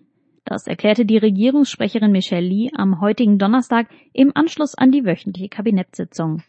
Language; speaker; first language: German; native; German